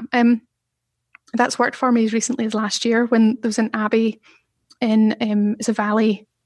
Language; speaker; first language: English; native; English